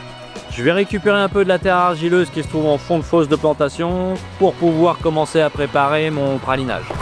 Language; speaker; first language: French; native; French